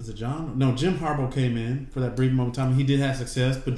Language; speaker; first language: English; native; English